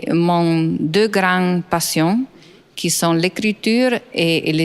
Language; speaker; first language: French; non-native, fluent; Italian